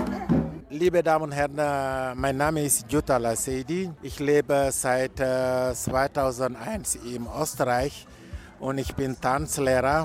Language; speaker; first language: German; non-native, fluent; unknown